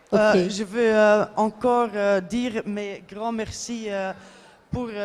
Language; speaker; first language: French; non-native, fluent; Dutch